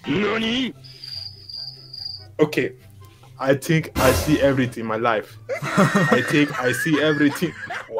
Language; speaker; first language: English; non-native, learner; German